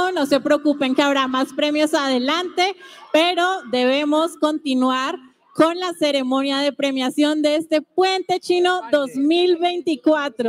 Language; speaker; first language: Spanish; native; Spanish